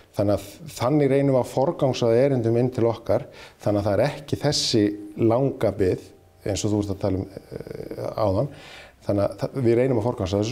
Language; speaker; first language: Icelandic; native; Icelandic